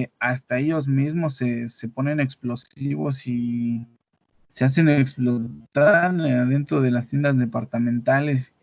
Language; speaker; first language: Spanish; native; Spanish